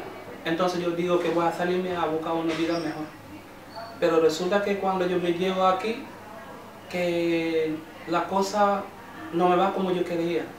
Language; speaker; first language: Spanish; non-native, learner; Wolof